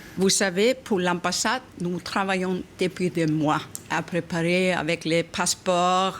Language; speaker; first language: French; non-native, fluent; Icelandic